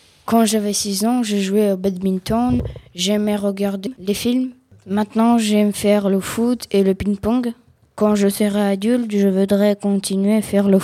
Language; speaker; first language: French; non-native, learner; Ukrainian